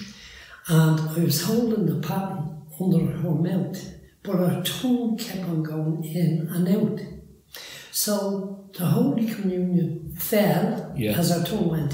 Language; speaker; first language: English; native; English